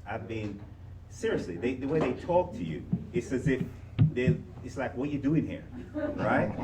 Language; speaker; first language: English; native; English